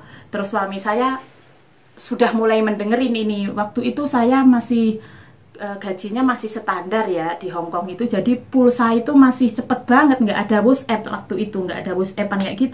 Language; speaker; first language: Indonesian; non-native, local second language; Javanese